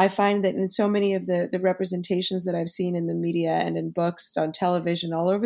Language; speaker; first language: English; native; English